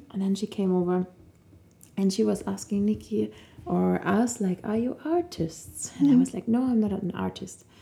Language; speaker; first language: English; non-native, fluent; German